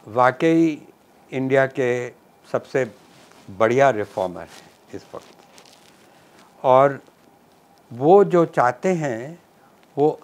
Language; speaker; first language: Hindi; non-native, local second language; Punjabi